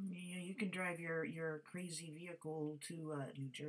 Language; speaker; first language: English; native; English